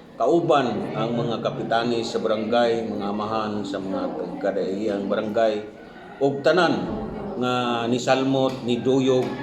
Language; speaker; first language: Cebuano; non-native, local second language; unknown